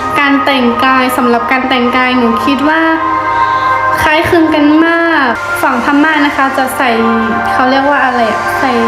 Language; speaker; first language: Thai; early bilingual, other home language; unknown